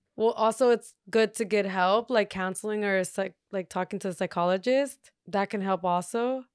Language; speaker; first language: English; native; English